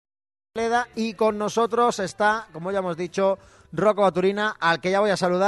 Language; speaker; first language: Spanish; native; Spanish